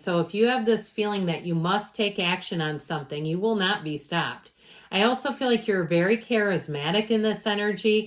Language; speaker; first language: English; native; English